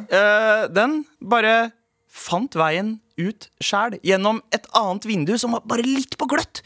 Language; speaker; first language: Norwegian; early bilingual, other home language; Punjabi